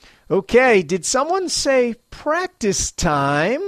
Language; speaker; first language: English; native; English